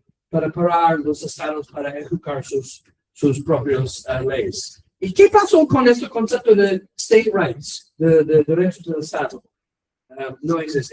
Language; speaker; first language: Spanish; non-native, learner; English